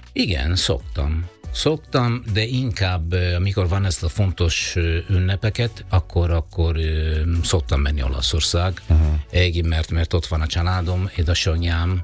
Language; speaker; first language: Hungarian; non-native, learner; Italian